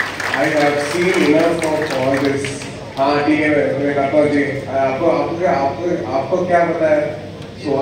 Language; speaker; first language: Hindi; non-native, local second language; Telugu